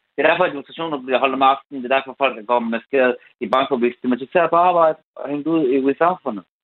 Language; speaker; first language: Danish; early bilingual, other home language; Persian